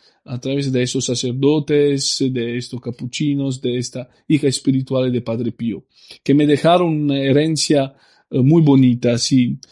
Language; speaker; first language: Spanish; non-native, fluent; Italian